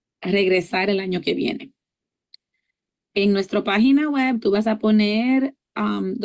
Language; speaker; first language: Spanish; early bilingual, heritage; English